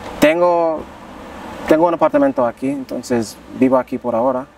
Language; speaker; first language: Spanish; non-native, learner; English